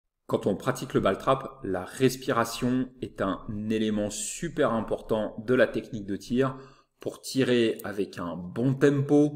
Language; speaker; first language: French; native; French